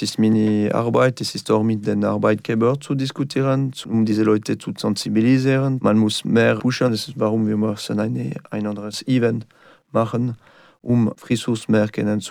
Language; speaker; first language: German; non-native, learner; French